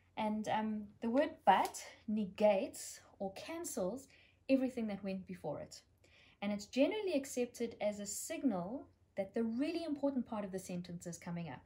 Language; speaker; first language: English; native; English